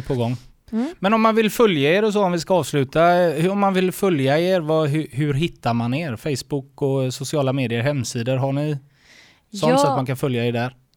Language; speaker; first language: Swedish; native; Swedish